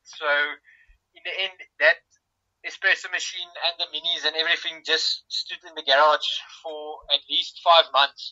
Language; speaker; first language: English; non-native, local second language; Afrikaans